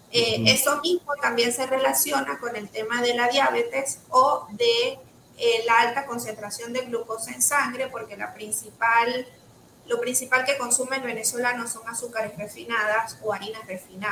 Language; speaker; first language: Spanish; native; Spanish